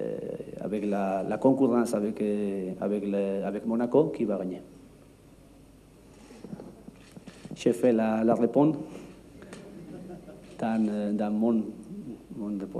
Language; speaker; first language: French; non-native, learner; Spanish